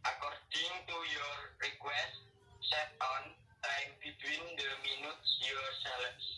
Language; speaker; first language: English; non-native, learner; Indonesian